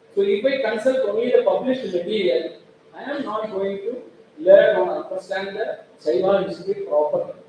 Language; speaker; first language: English; non-native, local second language; Malayalam